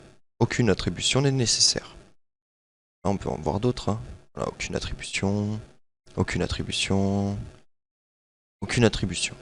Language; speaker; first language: French; native; French